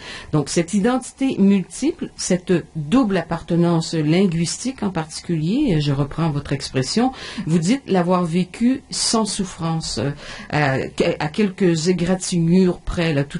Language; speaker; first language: French; native; French